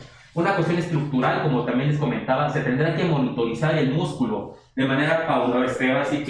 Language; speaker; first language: Spanish; native; Spanish